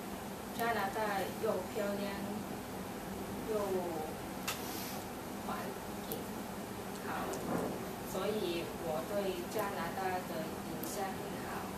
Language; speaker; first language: Chinese; non-native, learner; English